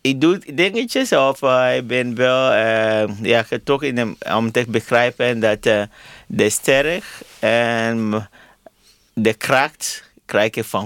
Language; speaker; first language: Dutch; non-native, learner; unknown